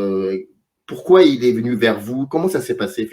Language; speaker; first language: French; native; French